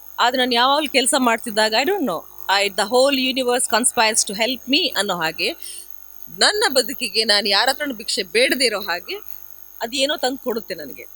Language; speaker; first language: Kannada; non-native, local second language; Tulu